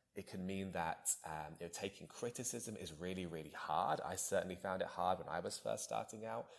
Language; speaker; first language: English; native; English